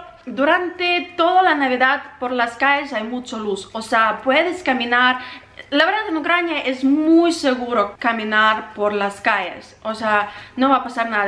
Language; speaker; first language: Spanish; non-native, fluent; Ukrainian